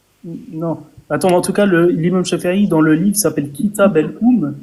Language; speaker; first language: French; native; French